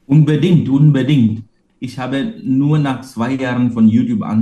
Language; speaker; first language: German; non-native, fluent; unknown